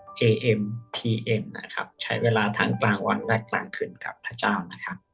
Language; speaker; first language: Thai; native; Thai